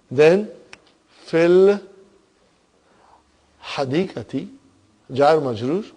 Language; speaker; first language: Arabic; non-native, fluent; Urdu